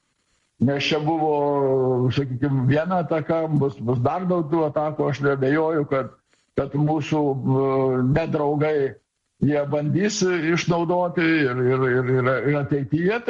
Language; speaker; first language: Lithuanian; native; Lithuanian